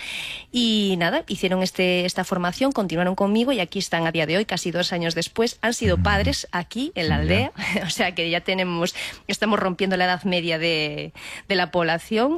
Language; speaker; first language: Spanish; native; Spanish